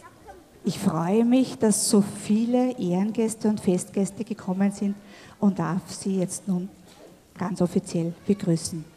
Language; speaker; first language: German; native; German